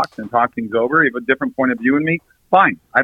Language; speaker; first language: English; native; English